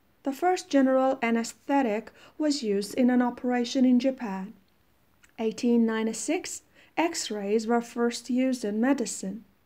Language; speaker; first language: English; non-native, fluent; Persian